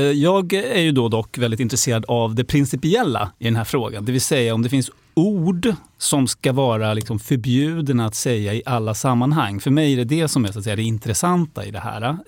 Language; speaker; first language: Swedish; native; Swedish